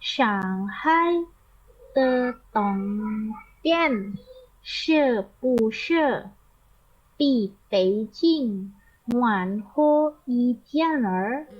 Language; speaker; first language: Chinese; non-native, learner; Indonesian